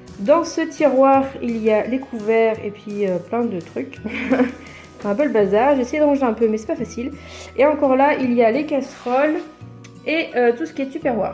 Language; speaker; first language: French; native; French